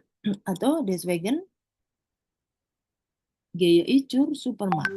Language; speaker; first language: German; non-native, fluent; Indonesian